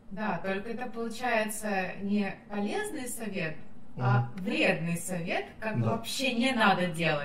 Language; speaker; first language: Russian; native; Russian